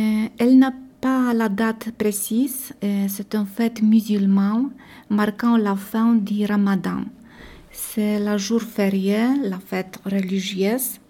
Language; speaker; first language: French; non-native, learner; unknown